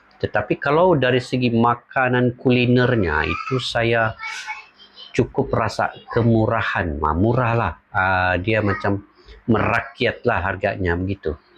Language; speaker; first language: Malay; native; Malay